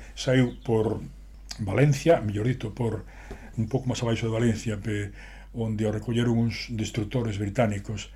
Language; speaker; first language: Galician; non-native, local second language; Spanish